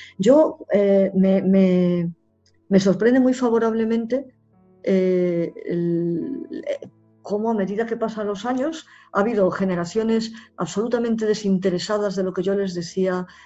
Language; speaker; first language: Spanish; native; Spanish